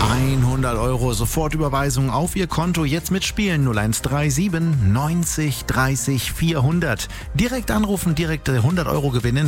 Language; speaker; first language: German; native; German